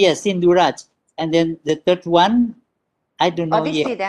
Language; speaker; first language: English; non-native, learner; Indonesian